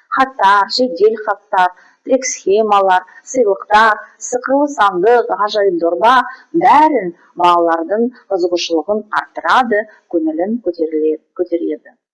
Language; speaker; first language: Kazakh; non-native, local second language; Russian